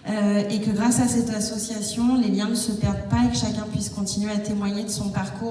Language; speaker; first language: French; native; French